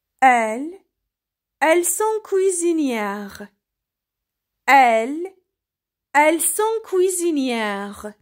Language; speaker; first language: French; non-native, fluent; Persian